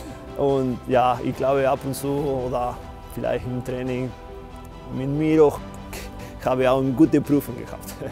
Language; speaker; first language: German; non-native, fluent; Spanish